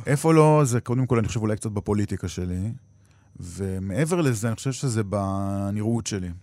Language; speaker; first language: Hebrew; native; Hebrew